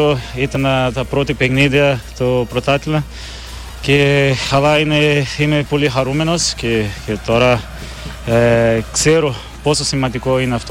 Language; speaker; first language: Greek; non-native, learner; Portuguese